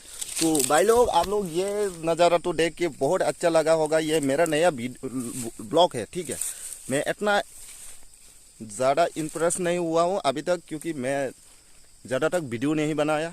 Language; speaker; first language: Hindi; non-native, local second language; Kok Borok